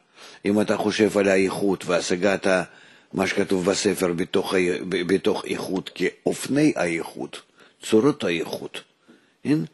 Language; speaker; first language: Hebrew; non-native, fluent; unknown